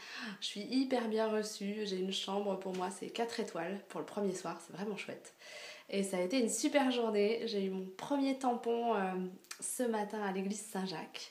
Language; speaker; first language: French; native; French